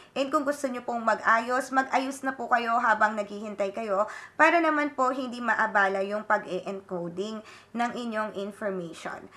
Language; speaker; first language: Filipino; native; Filipino